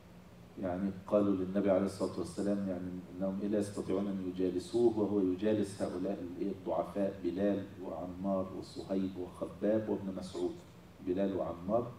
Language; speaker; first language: Arabic; native; Arabic